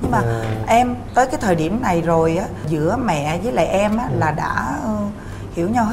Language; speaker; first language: Vietnamese; native; Vietnamese